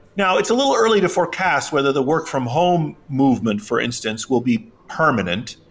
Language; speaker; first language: English; early bilingual, other home language; Greek